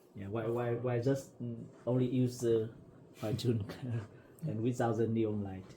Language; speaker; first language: English; non-native, learner; Vietnamese